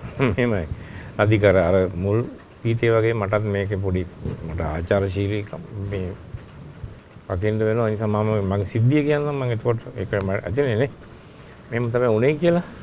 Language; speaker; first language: Sinhala; native; Sinhala